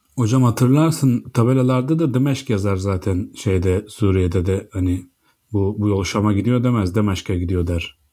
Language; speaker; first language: Turkish; native; Turkish